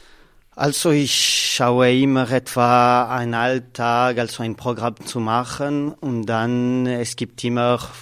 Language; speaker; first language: German; non-native, local second language; French